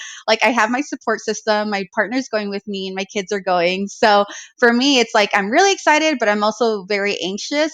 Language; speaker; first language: English; native; English